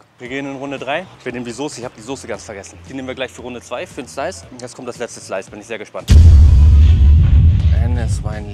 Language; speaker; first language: German; native; German